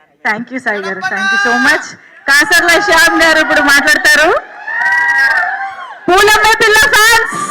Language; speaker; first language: Telugu; native; Telugu